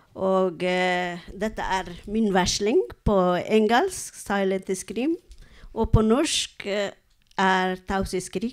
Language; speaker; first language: Norwegian; non-native, learner; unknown